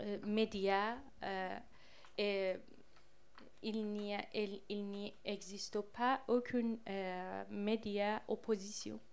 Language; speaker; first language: French; non-native, fluent; Persian